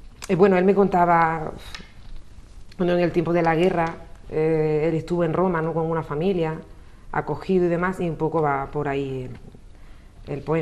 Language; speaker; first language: Spanish; native; Spanish